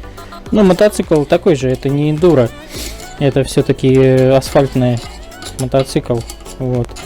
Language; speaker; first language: Russian; native; Russian